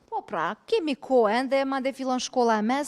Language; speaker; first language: Albanian; native; Albanian